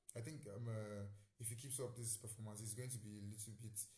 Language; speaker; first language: English; non-native, local second language; Yoruba